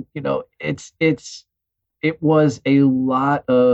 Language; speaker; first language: English; native; English